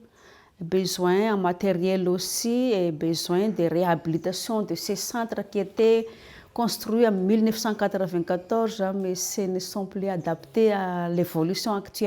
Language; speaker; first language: French; non-native, local second language; Malagasy